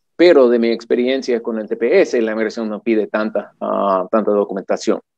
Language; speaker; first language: Spanish; non-native, fluent; English